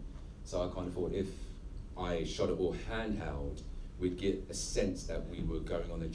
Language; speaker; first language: English; native; English